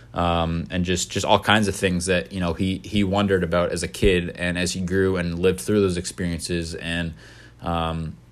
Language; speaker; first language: English; native; English